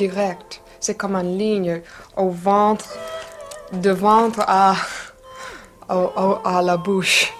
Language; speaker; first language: French; non-native, learner; English